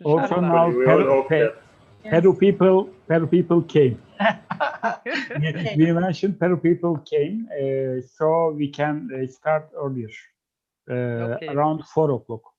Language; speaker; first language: English; non-native, fluent; Turkish